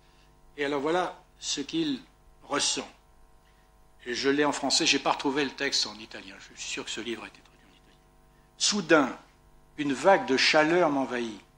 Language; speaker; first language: French; native; French